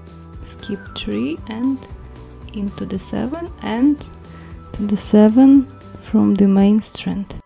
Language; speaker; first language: English; non-native, fluent; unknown